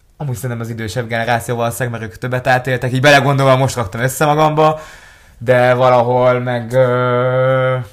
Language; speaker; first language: Hungarian; early bilingual, other home language; Hebrew